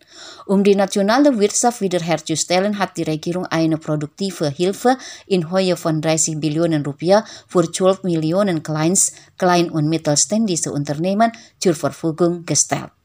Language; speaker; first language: German; non-native, fluent; Indonesian